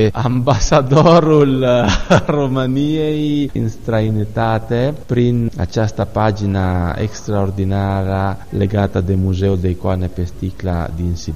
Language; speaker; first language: Romanian; non-native, fluent; Italian